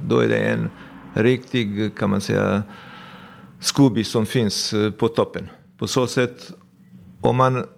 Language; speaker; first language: Swedish; non-native, fluent; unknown